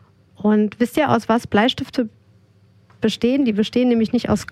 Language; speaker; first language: German; native; German